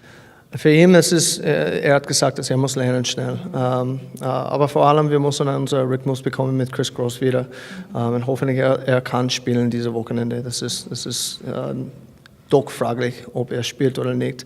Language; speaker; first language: German; non-native, fluent; English